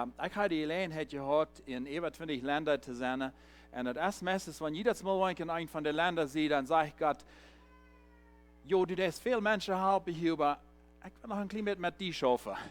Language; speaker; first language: German; early bilingual, heritage; Plautdietsch